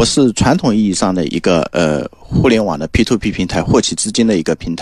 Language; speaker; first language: Chinese; native; Chinese